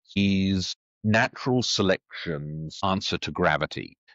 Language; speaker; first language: English; native; English